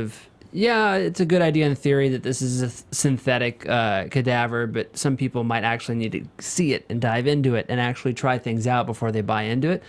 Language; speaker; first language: English; native; English